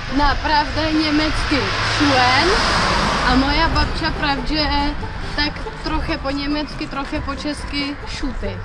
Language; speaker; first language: Polish; non-native, learner; Czech